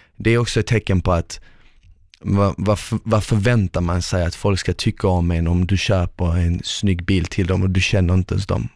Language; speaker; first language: Swedish; early bilingual, other home language; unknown